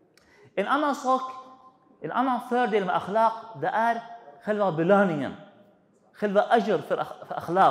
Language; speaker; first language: Swedish; non-native, fluent; Arabic